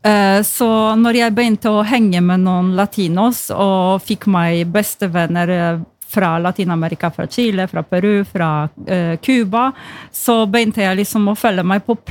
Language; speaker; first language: Norwegian; non-native, fluent; Polish